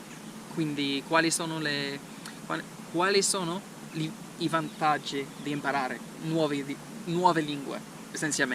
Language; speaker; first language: Italian; non-native, learner; English